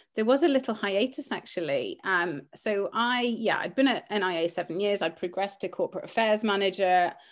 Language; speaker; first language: English; early bilingual, other home language; Greek